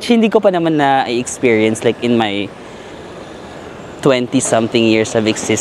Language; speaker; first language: English; non-native, local second language; Filipino